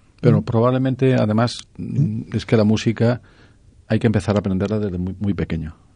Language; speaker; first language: Spanish; native; Spanish